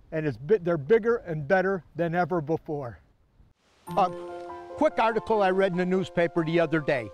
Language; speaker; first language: English; native; English